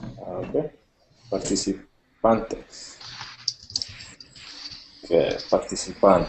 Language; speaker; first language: Spanish; non-native, learner; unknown